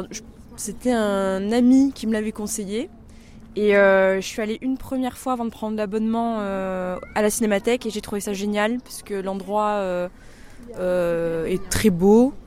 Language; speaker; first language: French; native; French